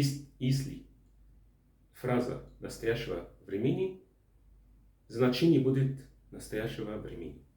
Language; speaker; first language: Russian; non-native, learner; Arabic